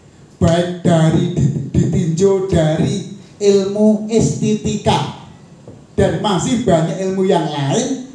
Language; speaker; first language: Indonesian; native; Indonesian